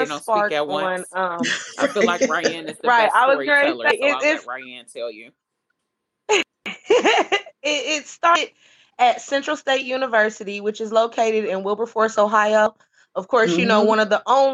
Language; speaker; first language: English; native; English